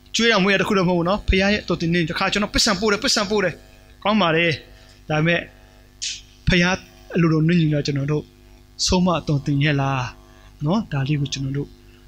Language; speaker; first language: Burmese; non-native, local second language; S'gaw Karen